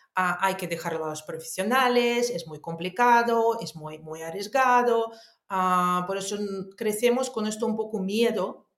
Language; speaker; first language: Spanish; non-native, fluent; Russian